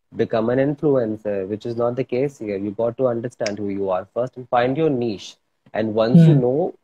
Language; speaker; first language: English; non-native, local second language; Hindi